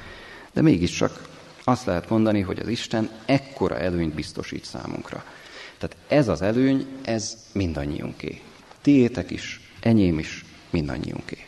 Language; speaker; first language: Hungarian; native; Hungarian